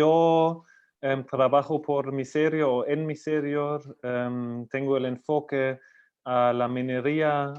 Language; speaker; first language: Spanish; non-native, fluent; German